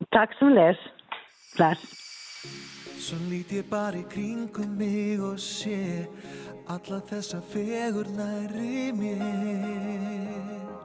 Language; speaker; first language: Icelandic; non-native, fluent; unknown